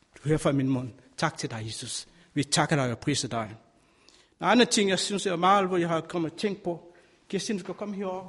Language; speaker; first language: Danish; non-native, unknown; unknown